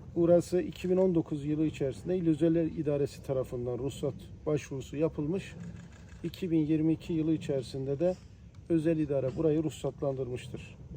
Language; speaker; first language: Turkish; native; Turkish